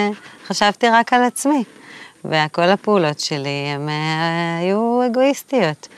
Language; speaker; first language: Hebrew; native; Hebrew